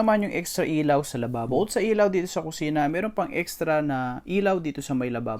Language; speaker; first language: Filipino; native; Filipino